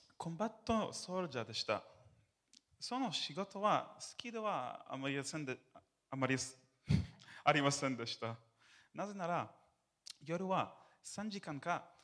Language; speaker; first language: Japanese; non-native, learner; English